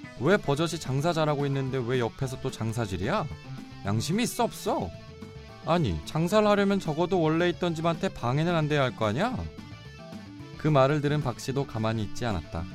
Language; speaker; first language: Korean; native; Korean